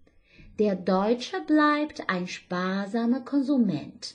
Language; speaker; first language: German; non-native, fluent; Chinese